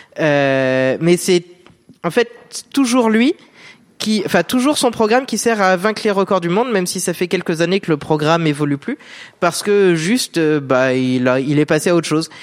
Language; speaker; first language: French; native; French